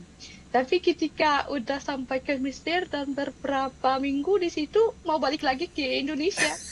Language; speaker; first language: Indonesian; non-native, fluent; Arabic